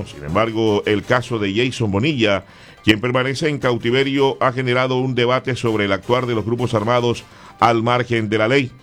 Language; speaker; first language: Spanish; native; Spanish